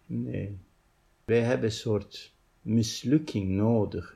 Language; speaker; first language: Dutch; non-native, fluent; Arabic